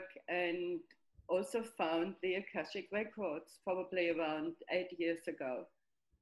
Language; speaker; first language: English; non-native, fluent; German